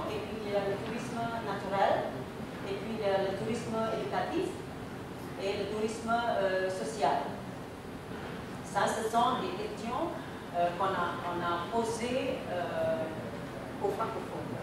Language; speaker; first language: French; non-native, fluent; Indonesian